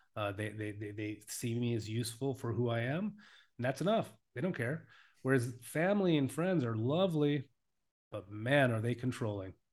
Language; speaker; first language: English; native; English